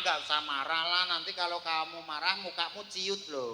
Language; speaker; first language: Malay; non-native, local second language; Javanese